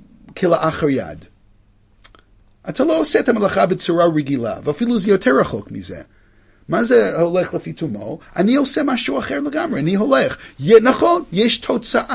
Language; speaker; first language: Hebrew; non-native, fluent; English